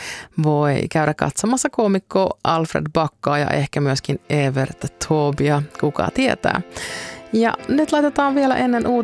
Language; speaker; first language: Finnish; native; Finnish